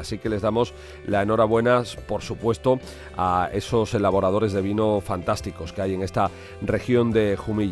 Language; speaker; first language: Spanish; native; Spanish